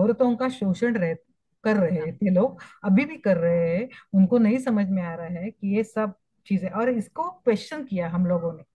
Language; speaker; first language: Hindi; non-native, local second language; Marathi